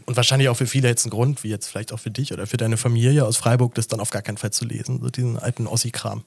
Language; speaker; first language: German; native; German